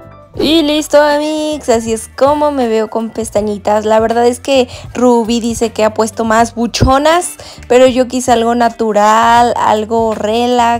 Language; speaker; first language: Spanish; native; Spanish